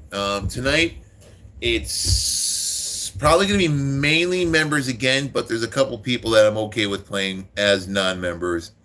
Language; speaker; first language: English; native; English